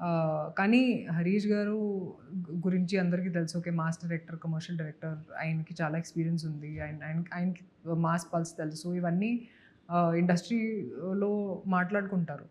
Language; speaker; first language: Telugu; non-native, fluent; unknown